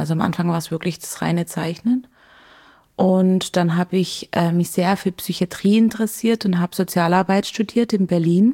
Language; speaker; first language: German; native; German